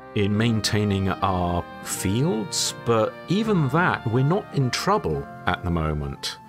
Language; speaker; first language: English; native; English